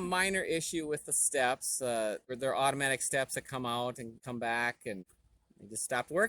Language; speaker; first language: English; native; English